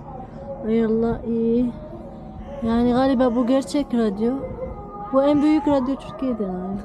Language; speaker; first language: Turkish; non-native, learner; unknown